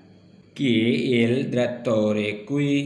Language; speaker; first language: Italian; non-native, learner; Urdu